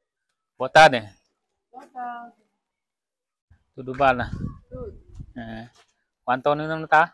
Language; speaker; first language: Portuguese; non-native, learner; Vietnamese